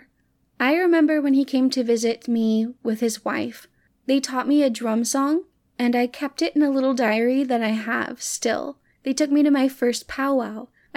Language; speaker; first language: English; native; English